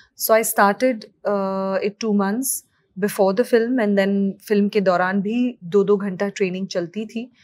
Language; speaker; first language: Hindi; non-native, local second language; Punjabi